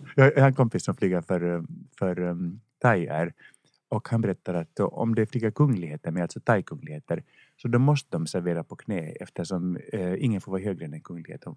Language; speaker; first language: Swedish; native; Swedish